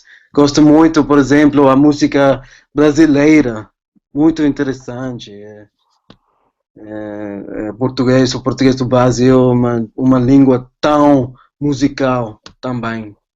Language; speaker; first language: Portuguese; non-native, fluent; English